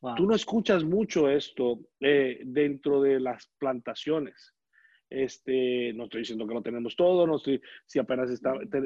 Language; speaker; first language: Spanish; native; Spanish